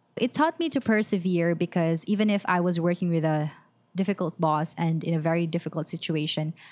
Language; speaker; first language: English; non-native, local second language; Filipino